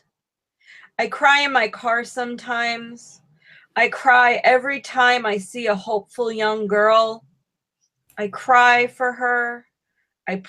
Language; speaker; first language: English; native; English